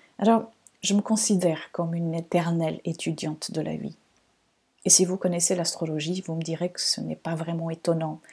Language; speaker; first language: French; non-native, fluent; Portuguese